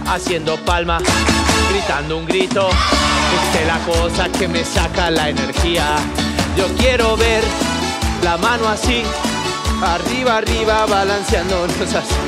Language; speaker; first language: Spanish; native; Spanish